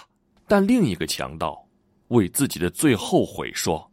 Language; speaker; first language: Chinese; native; Chinese